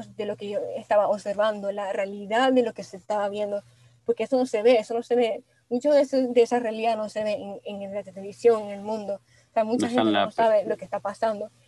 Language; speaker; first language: Spanish; native; Spanish